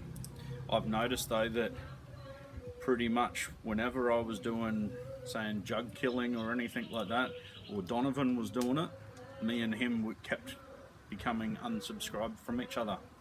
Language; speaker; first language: English; native; English